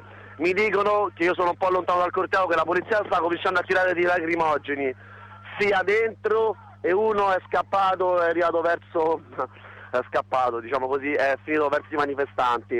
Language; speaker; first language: Italian; native; Italian